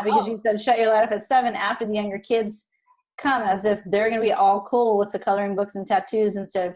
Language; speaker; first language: English; native; English